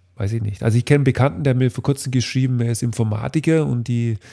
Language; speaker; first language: German; native; German